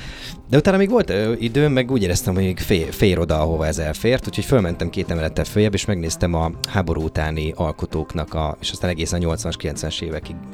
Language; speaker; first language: Hungarian; native; Hungarian